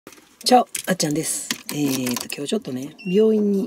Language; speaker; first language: Japanese; native; Japanese